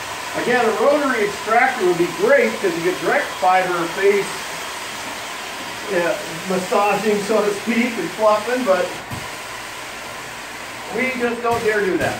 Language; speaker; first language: English; native; English